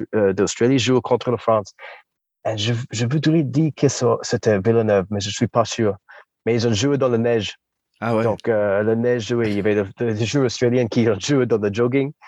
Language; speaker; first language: French; non-native, learner; English